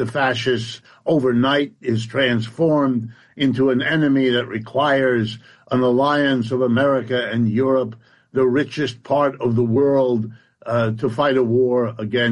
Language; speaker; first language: English; early bilingual, other home language; German